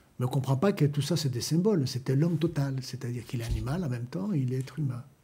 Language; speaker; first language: French; non-native, fluent; Greek